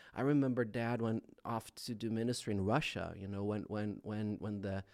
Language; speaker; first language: English; non-native, fluent; Swedish